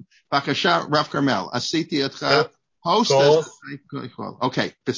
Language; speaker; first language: Hebrew; non-native, fluent; English